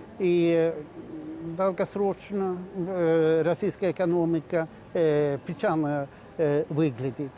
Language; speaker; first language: Russian; non-native, fluent; Swedish